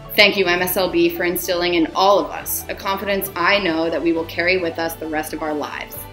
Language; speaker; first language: English; native; English